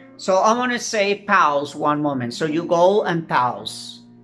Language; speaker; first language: English; non-native, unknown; Spanish